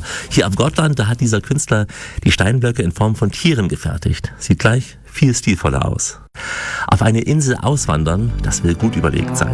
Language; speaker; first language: German; native; German